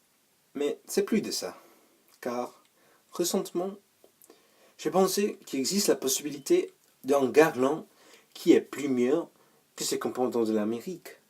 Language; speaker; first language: French; non-native, learner; English